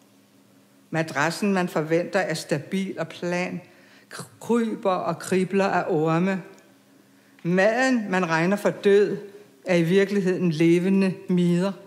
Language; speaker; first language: Danish; native; Danish